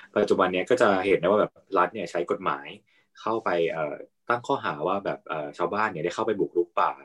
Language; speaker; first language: Thai; native; Thai